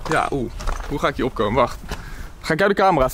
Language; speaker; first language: Dutch; native; Dutch